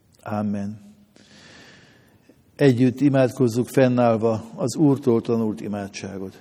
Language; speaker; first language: Hungarian; native; Hungarian